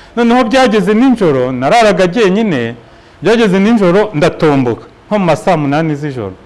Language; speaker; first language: Kinyarwanda; native; Kinyarwanda